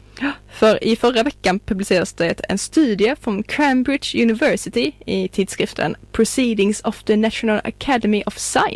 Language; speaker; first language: Swedish; native; Swedish